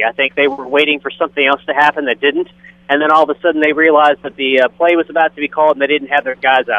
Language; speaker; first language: English; native; English